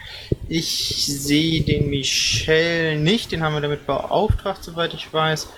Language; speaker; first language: German; native; German